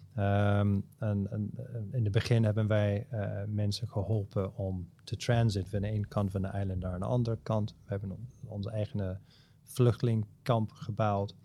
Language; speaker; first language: Dutch; non-native, fluent; English